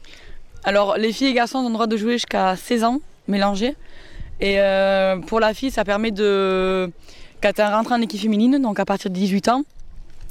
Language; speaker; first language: French; native; French